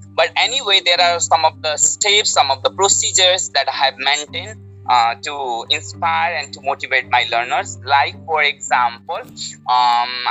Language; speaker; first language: English; non-native, local second language; Nepali